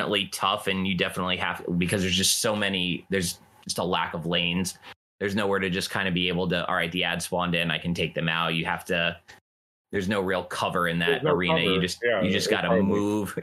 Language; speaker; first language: English; native; English